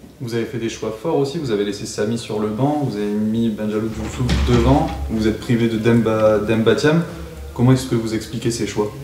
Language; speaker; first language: French; native; French